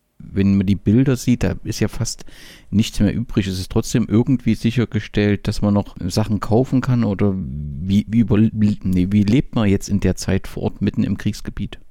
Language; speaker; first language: German; native; German